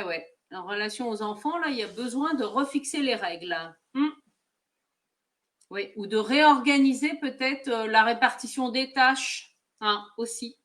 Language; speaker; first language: French; native; French